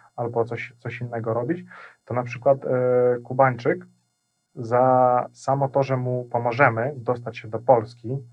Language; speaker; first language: Polish; non-native, fluent; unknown